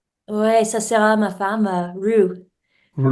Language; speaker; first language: French; non-native, learner; English